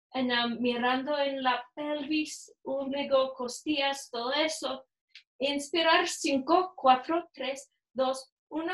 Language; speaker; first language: Spanish; non-native, learner; English